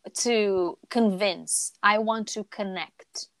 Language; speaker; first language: English; non-native, fluent; Portuguese